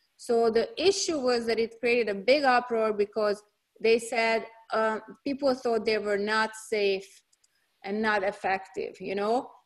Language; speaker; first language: English; non-native, fluent; Hungarian